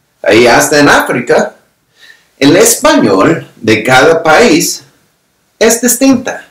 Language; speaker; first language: Spanish; non-native, fluent; English